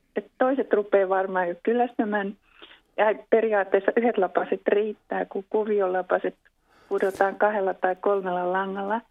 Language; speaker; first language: Finnish; native; Finnish